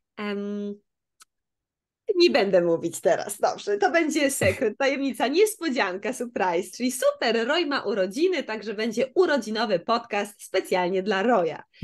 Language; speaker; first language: Polish; native; Polish